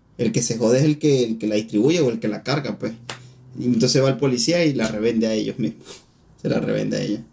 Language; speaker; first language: Spanish; native; Spanish